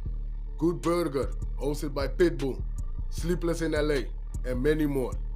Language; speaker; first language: English; native; English